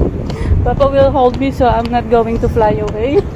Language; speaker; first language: English; non-native, local second language; Filipino